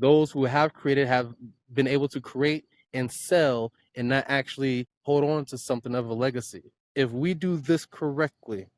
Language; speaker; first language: English; native; English